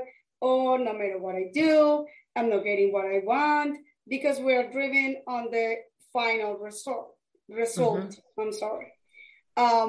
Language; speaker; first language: English; non-native, fluent; Spanish